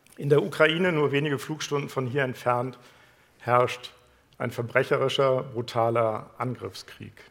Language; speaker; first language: German; native; German